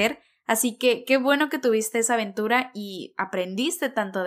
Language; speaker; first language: Spanish; native; Spanish